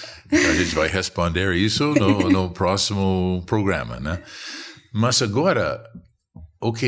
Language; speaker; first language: Portuguese; non-native, fluent; English